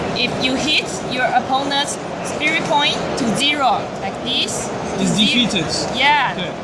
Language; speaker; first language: English; non-native, learner; Chinese